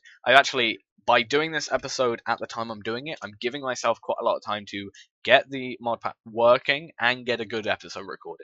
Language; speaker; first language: English; native; English